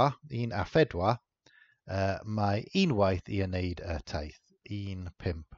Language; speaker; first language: Welsh; non-native, fluent; English